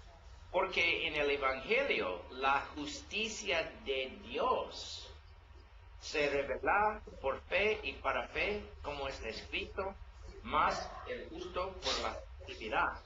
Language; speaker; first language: Spanish; non-native, learner; English